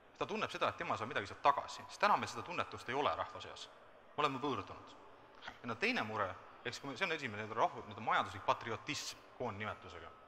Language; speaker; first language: Estonian; native; Estonian